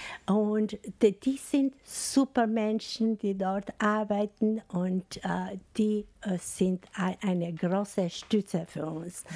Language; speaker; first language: German; non-native, learner; Albanian